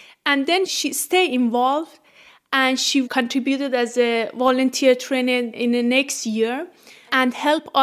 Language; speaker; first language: English; non-native, fluent; Persian